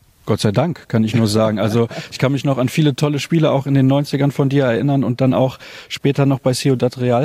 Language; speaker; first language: German; native; German